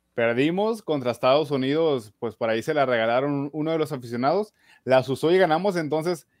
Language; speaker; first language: Spanish; native; Spanish